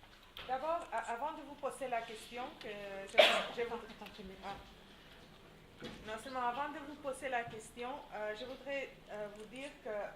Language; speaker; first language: French; non-native, fluent; Spanish